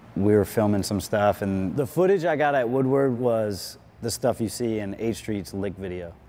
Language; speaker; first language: English; native; English